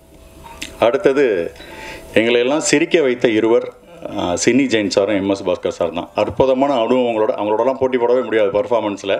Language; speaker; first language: Tamil; native; Tamil